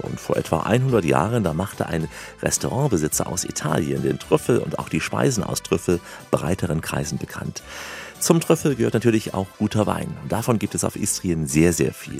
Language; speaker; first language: German; native; German